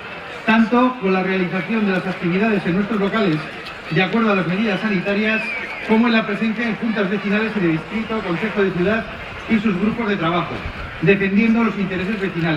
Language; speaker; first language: Spanish; native; Spanish